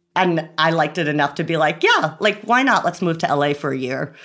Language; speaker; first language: English; native; English